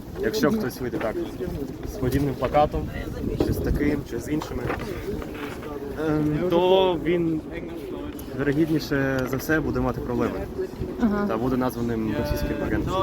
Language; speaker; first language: Ukrainian; non-native, local second language; Russian